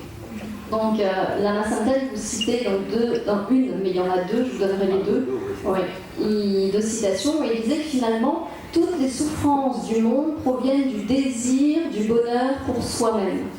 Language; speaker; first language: French; native; French